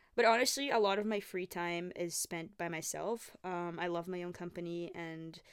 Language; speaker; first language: English; non-native, fluent; Portuguese